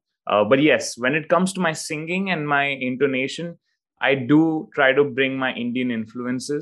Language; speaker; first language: English; non-native, local second language; Hindi